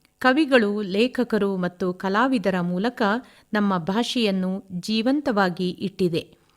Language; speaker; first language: Kannada; native; Kannada